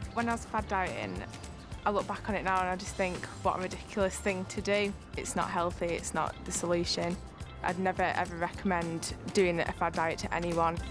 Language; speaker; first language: English; native; English